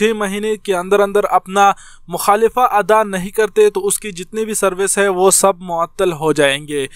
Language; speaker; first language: Urdu; non-native, local second language; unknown